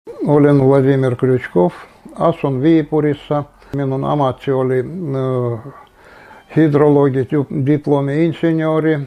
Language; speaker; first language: Finnish; non-native, learner; Russian